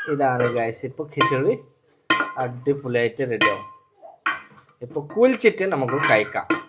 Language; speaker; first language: Malayalam; non-native, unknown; Bangla